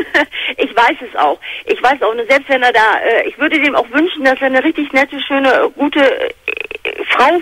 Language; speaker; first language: German; native; German